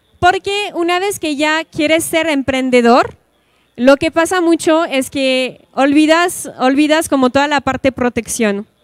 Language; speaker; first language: Spanish; non-native, fluent; French